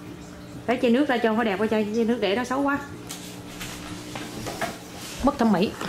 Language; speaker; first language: Vietnamese; native; Vietnamese